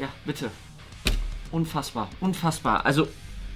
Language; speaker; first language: German; native; German